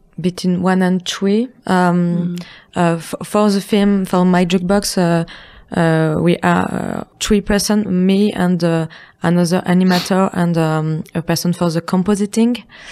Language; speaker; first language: English; non-native, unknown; French